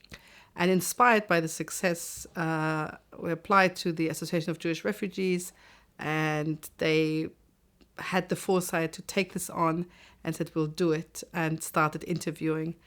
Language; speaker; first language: English; non-native, fluent; German